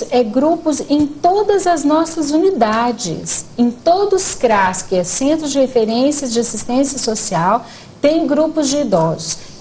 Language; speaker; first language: Portuguese; native; Portuguese